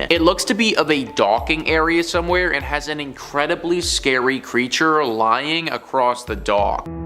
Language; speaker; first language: English; native; English